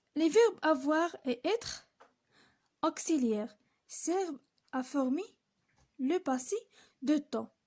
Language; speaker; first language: French; non-native, local second language; Arabic